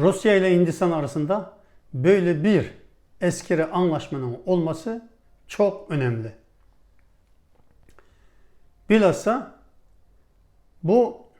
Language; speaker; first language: Turkish; non-native, fluent; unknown